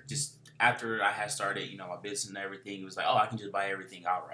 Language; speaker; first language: English; native; English